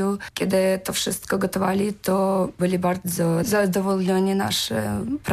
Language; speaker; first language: Polish; non-native, learner; Ukrainian